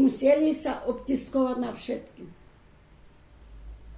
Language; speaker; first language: Slovak; early bilingual, heritage; Slovak